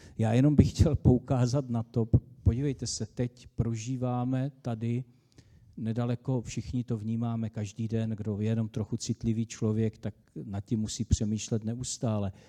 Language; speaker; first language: Czech; native; Czech